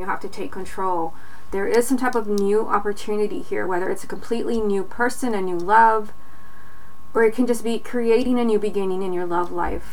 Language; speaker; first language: English; native; English